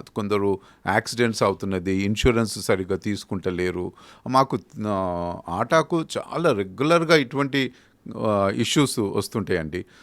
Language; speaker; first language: Telugu; native; Telugu